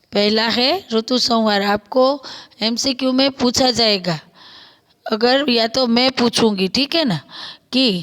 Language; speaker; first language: Hindi; non-native, local second language; Gujarati